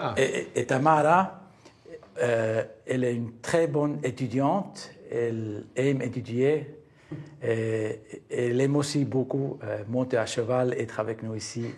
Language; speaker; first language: French; early bilingual, heritage; Spanish